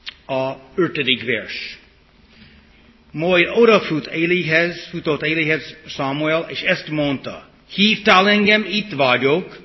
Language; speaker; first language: Hungarian; non-native, fluent; English